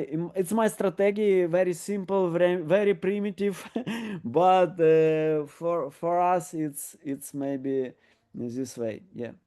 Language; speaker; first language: English; non-native, learner; Ukrainian